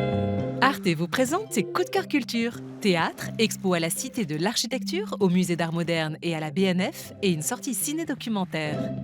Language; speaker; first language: French; native; French